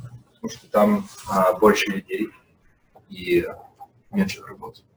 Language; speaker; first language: Russian; non-native, learner; English